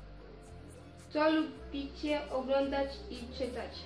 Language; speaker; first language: Polish; early bilingual, heritage; Polish